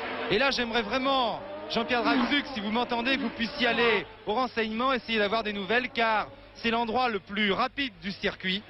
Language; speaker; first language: French; native; French